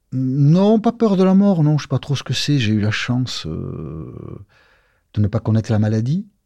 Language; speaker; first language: French; non-native, local second language; Basque